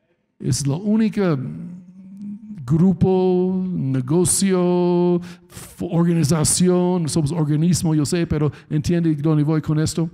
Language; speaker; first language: Spanish; non-native, fluent; English